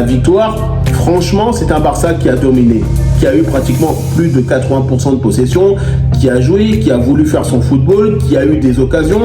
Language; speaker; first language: French; native; French